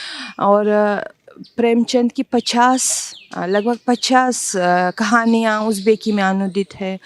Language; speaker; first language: Hindi; non-native, fluent; Uzbek